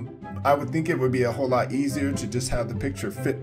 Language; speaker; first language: English; native; English